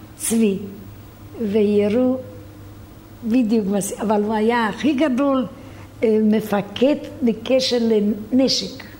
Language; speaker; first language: Hebrew; non-native, fluent; Romanian